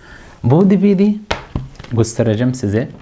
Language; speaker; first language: Turkish; non-native, fluent; Arabic